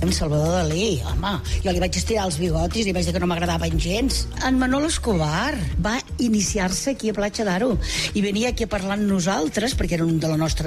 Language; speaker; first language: Catalan; native; Catalan